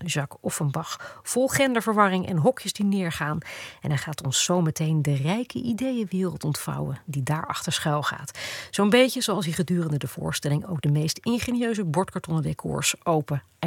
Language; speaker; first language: Dutch; native; Dutch